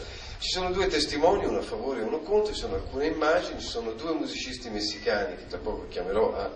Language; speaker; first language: Italian; native; Italian